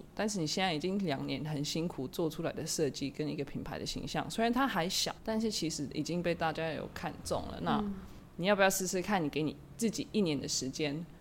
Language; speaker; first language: Chinese; non-native, fluent; German